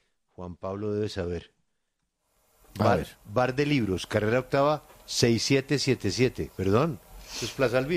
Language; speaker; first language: Spanish; native; Spanish